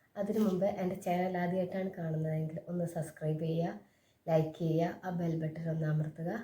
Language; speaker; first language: Malayalam; native; Malayalam